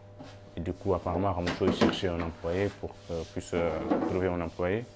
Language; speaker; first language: French; non-native, local second language; Wolof